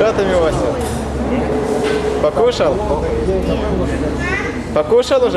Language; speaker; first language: Russian; non-native, local second language; Ukrainian